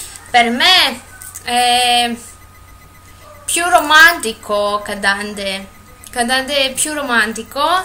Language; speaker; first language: Italian; non-native, learner; Greek